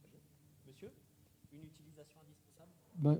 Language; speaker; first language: French; native; French